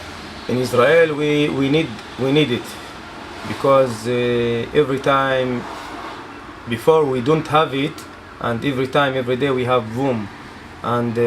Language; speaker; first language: English; non-native, learner; Arabic